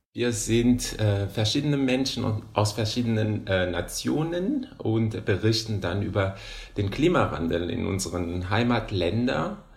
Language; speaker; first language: German; non-native, fluent; Malagasy